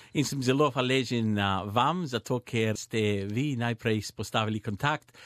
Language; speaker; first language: Slovenian; early bilingual, heritage; Slovenian